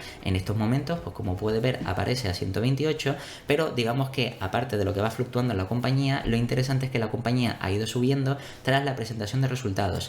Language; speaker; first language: Spanish; native; Spanish